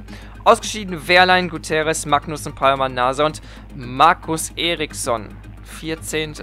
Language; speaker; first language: German; native; German